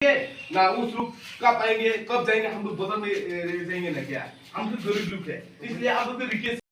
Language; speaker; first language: Hindi; non-native, local second language; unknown